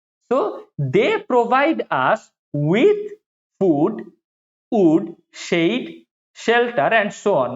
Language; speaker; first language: English; non-native, local second language; Bangla